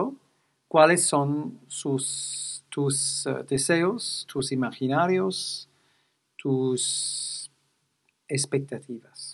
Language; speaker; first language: Spanish; non-native, fluent; English